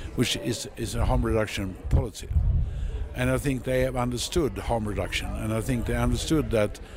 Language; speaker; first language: English; non-native, fluent; Swedish